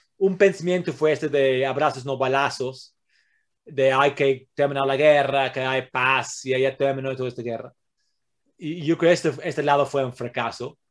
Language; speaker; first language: Spanish; non-native, fluent; English